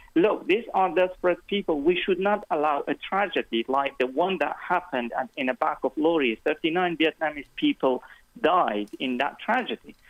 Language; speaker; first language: English; non-native, fluent; Kurdish